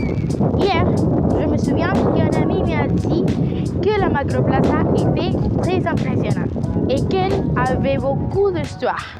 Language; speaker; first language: French; non-native, learner; Spanish